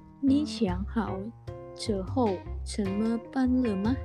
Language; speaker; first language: Chinese; non-native, learner; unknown